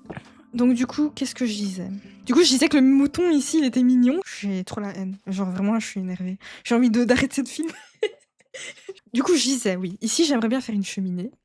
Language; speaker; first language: French; native; French